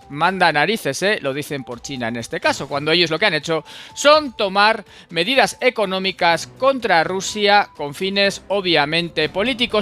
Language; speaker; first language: Spanish; native; Spanish